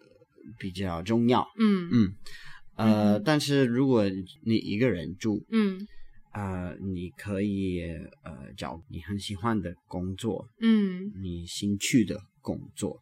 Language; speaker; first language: Chinese; non-native, learner; English